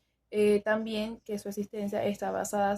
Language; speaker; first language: Spanish; native; Spanish